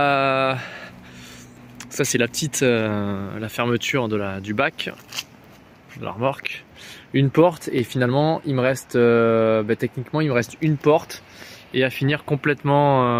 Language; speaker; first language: French; native; French